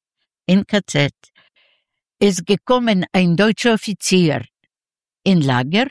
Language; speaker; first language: German; non-native, learner; Yiddish